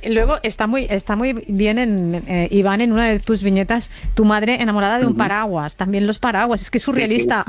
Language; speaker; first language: Spanish; native; Spanish